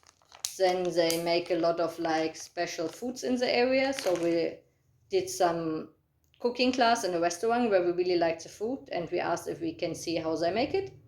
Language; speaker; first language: English; non-native, fluent; German